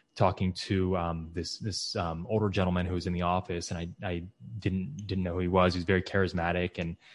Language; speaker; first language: English; native; English